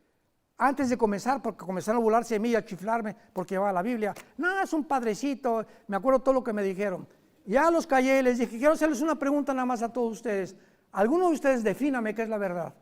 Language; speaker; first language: Spanish; native; Spanish